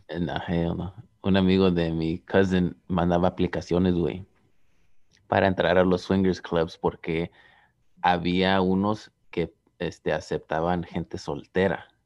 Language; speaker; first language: Spanish; early bilingual, heritage; Spanish